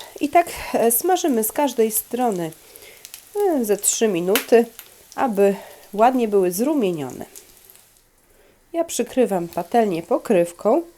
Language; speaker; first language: Polish; native; Polish